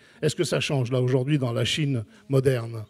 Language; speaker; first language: French; native; French